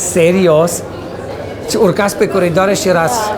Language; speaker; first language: Romanian; native; Romanian